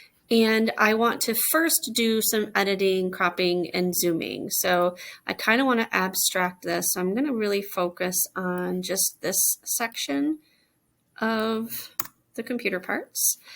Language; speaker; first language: English; native; English